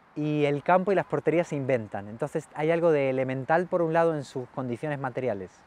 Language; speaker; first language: Spanish; native; Spanish